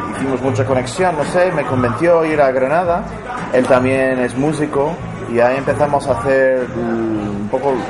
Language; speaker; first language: Spanish; non-native, fluent; English